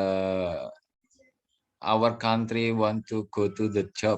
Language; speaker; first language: English; non-native, learner; Indonesian